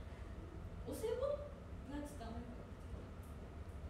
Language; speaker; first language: Japanese; native; Japanese